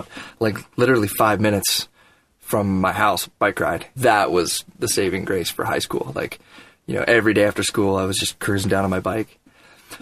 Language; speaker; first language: English; native; English